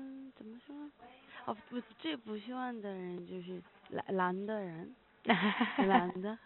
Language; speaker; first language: Chinese; non-native, learner; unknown